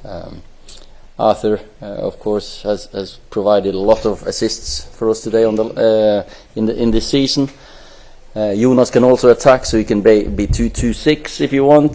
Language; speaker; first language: English; non-native, fluent; Norwegian